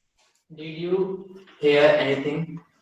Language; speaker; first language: English; non-native, learner; Hindi